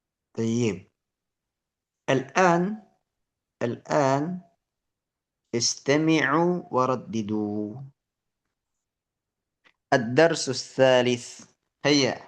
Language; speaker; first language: Arabic; non-native, fluent; Indonesian